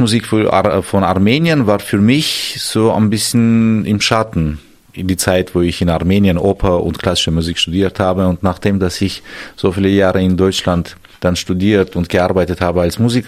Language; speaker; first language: German; non-native, fluent; Armenian